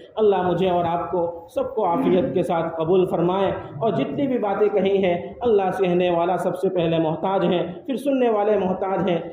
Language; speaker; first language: Urdu; non-native, local second language; Gujarati